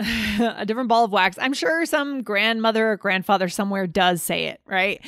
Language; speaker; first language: English; native; English